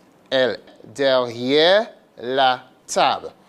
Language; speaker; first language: French; non-native, fluent; English